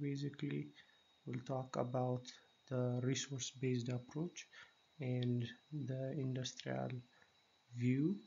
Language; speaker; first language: English; non-native, local second language; Amharic